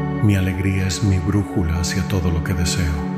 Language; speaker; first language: Spanish; native; Spanish